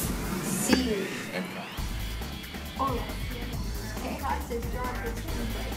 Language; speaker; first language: Spanish; non-native, learner; English